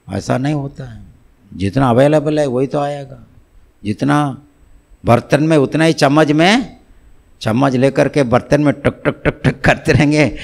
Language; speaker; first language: Hindi; non-native, local second language; Tamil